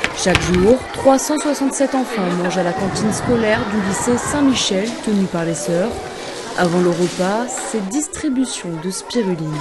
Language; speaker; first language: French; native; French